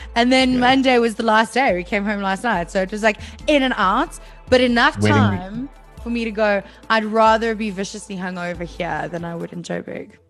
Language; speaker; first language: English; native; English